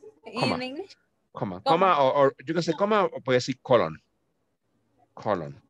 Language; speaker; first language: English; non-native, fluent; Spanish